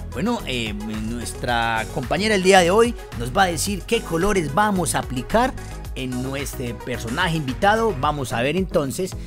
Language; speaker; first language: Spanish; native; Spanish